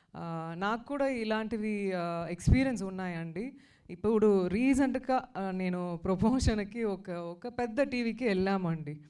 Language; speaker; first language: Telugu; non-native, fluent; Tamil